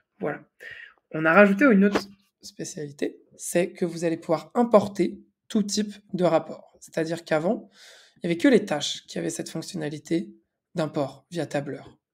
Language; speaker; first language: French; native; French